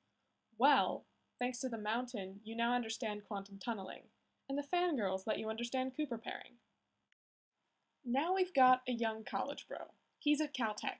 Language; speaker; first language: English; native; English